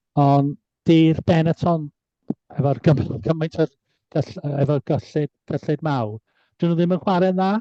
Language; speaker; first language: Welsh; native; Welsh